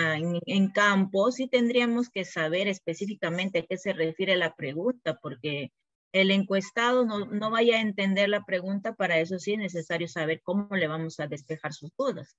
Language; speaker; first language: Spanish; native; Spanish